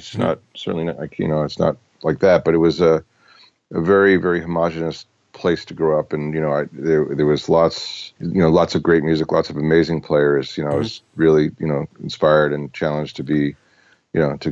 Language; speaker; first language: English; native; English